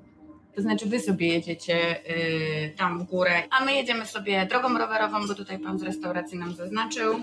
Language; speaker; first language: Polish; native; Polish